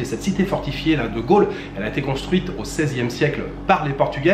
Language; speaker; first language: French; native; French